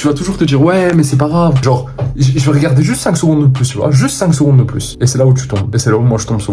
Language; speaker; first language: French; native; French